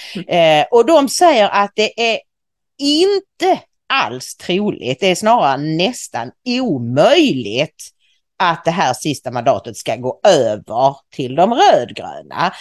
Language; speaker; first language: Swedish; native; Swedish